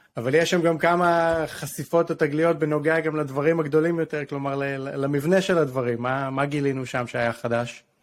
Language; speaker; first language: Hebrew; native; Hebrew